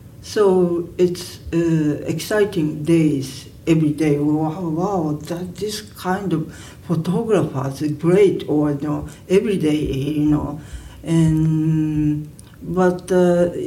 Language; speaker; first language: English; non-native, learner; Japanese